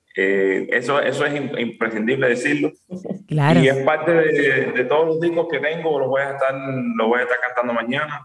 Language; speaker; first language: Spanish; native; Spanish